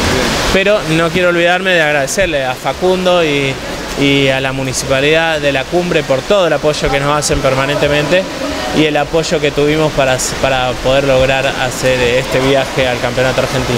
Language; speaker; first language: Spanish; native; Spanish